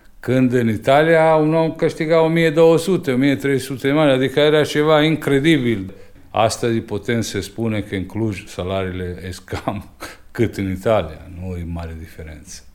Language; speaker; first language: Romanian; non-native, fluent; Italian